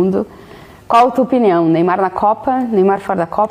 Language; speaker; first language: Portuguese; native; Portuguese